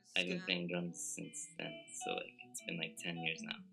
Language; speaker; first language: English; native; English